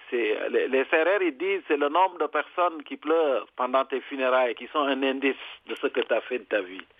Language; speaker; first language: French; non-native, local second language; Serer